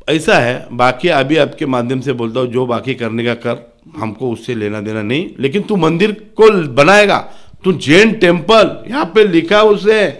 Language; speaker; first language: Hindi; non-native, local second language; Marathi